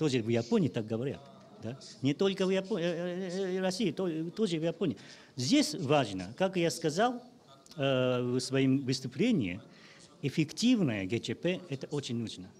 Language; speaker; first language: Russian; non-native, learner; Japanese